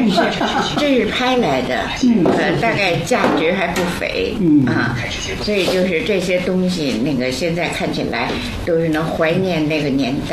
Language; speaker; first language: Chinese; native; Chinese